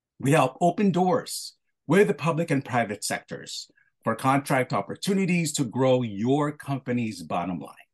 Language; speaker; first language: English; non-native, local second language; Filipino